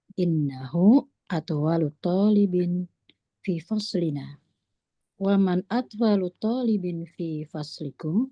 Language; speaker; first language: Arabic; non-native, learner; Indonesian